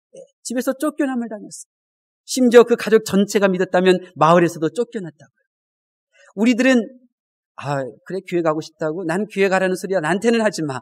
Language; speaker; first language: Korean; native; Korean